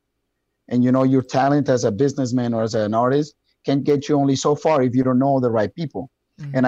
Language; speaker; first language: English; non-native, fluent; Spanish